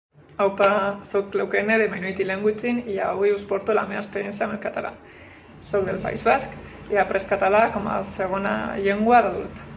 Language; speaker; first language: Catalan; non-native, local second language; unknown